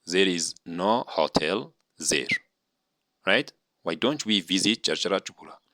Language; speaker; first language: English; non-native, local second language; Amharic